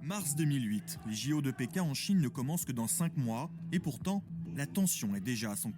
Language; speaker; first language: French; native; French